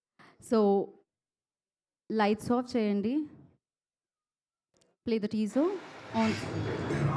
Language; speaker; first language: Telugu; native; Telugu